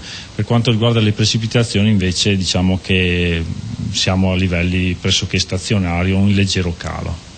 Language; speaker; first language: Italian; native; Italian